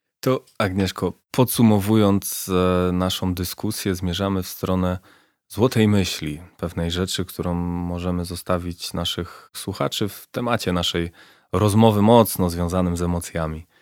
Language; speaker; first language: Polish; native; Polish